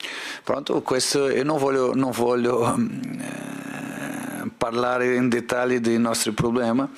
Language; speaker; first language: Italian; non-native, fluent; Portuguese